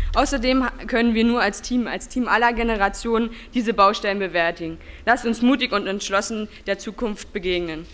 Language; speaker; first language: German; native; German